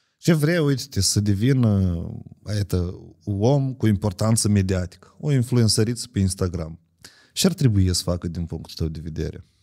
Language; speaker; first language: Romanian; native; Romanian